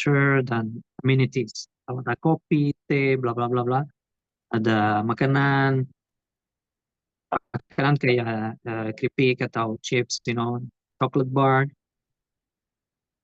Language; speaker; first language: Indonesian; non-native, learner; Portuguese